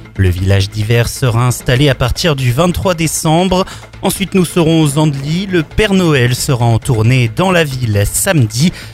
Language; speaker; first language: French; native; French